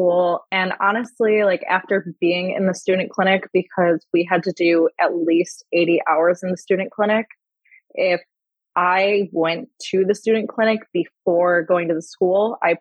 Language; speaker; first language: English; native; English